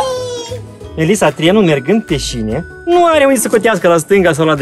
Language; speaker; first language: Romanian; native; Romanian